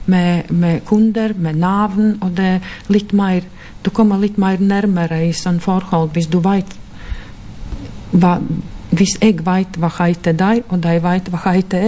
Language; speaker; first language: Norwegian; non-native, fluent; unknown